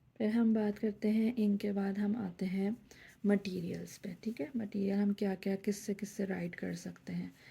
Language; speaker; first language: Urdu; native; Urdu